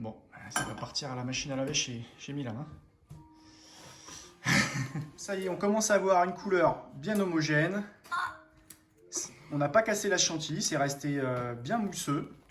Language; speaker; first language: French; native; French